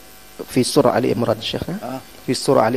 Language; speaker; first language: Arabic; non-native, fluent; Indonesian